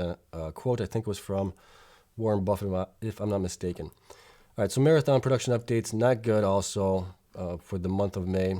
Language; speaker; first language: English; native; English